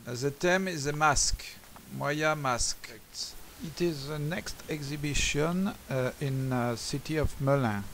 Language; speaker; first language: English; non-native, learner; French